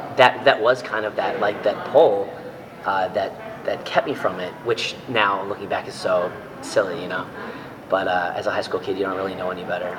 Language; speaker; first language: English; native; English